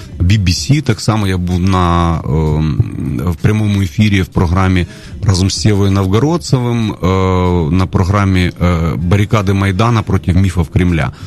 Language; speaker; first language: Ukrainian; non-native, local second language; Russian